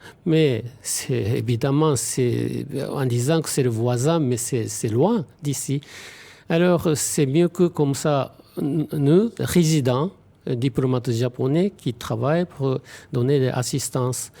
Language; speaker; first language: French; non-native, fluent; Japanese